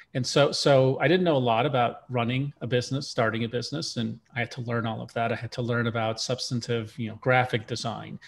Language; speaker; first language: English; early bilingual, other home language; Russian